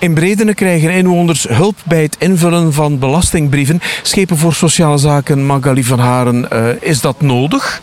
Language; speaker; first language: Dutch; native; Dutch